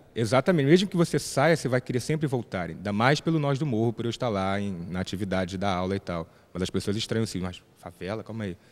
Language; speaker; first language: Portuguese; native; Portuguese